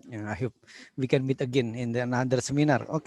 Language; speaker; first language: English; non-native, learner; Indonesian